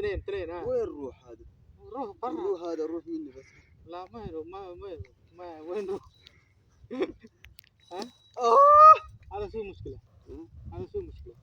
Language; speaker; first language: Arabic; non-native, learner; Telugu